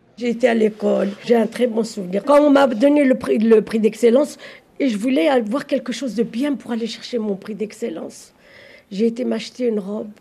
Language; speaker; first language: French; early bilingual, other home language; Arabic